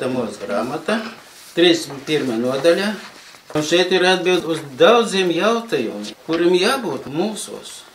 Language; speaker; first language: Latvian; non-native, local second language; Russian